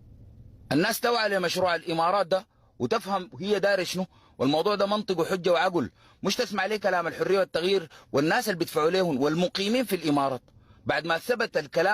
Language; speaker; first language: Arabic; native; Arabic